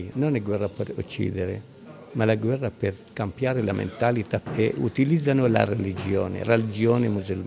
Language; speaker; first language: Italian; non-native, learner; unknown